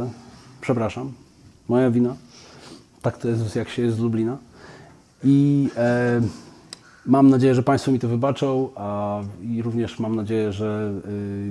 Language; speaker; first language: Polish; native; Polish